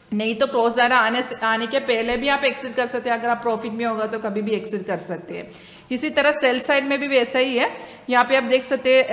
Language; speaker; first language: Hindi; non-native, local second language; Malayalam